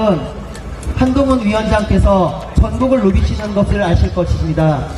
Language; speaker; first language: Korean; native; Korean